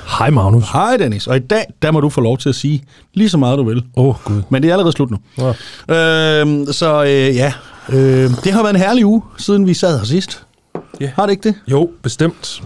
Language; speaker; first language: Danish; native; Danish